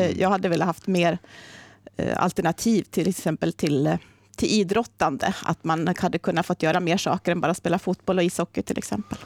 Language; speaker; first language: Swedish; native; Swedish